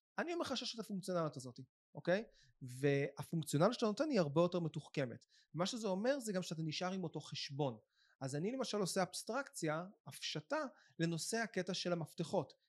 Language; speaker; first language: Hebrew; native; Hebrew